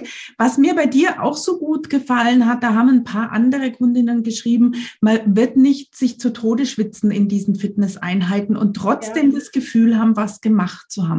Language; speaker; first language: German; native; German